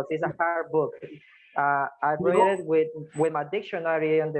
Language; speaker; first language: English; non-native, fluent; Spanish